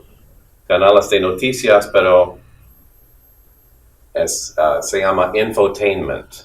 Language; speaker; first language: Spanish; non-native, fluent; English